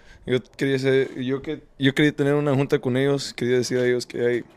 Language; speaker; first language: Spanish; early bilingual, other home language; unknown